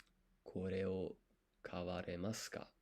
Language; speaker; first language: Japanese; non-native, learner; English